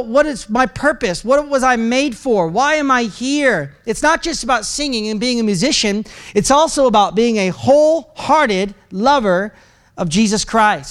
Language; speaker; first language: English; native; English